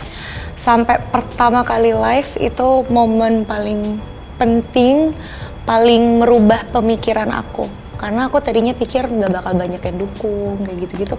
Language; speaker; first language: Indonesian; native; Indonesian